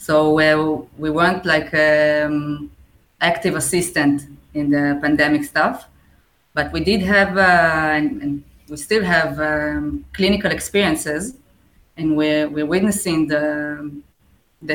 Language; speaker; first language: English; non-native, fluent; Hebrew